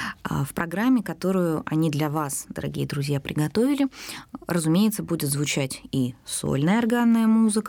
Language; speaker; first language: Russian; native; Russian